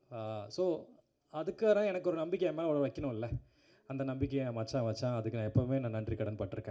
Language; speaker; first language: Tamil; native; Tamil